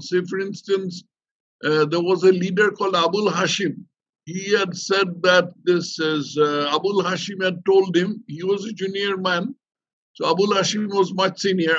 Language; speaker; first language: English; non-native, local second language; Bangla